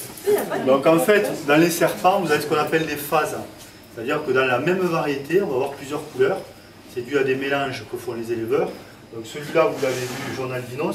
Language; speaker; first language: French; native; French